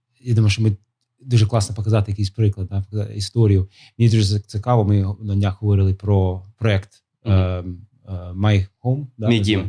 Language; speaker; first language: Ukrainian; non-native, fluent; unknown